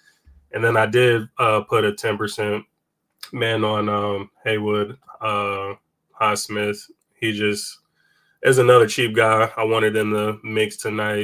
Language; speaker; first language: English; native; English